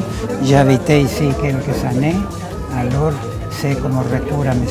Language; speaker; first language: French; non-native, learner; Spanish